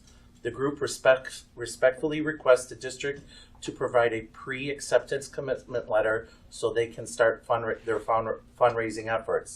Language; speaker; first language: English; native; English